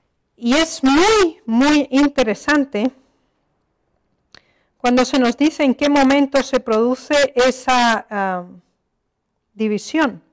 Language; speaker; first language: Spanish; native; Spanish